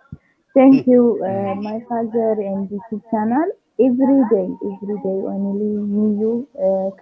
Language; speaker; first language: English; non-native, learner; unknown